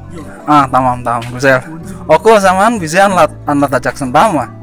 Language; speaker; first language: Turkish; non-native, learner; Indonesian